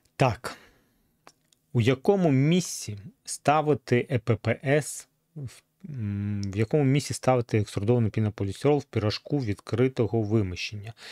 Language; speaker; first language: Ukrainian; non-native, local second language; Russian